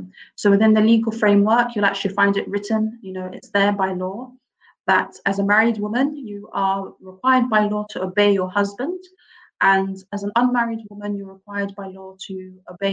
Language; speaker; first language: English; native; English